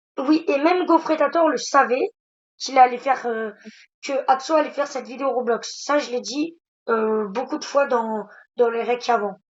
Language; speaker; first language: French; native; French